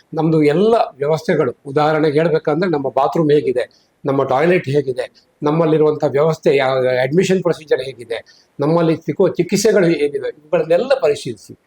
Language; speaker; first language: Kannada; native; Kannada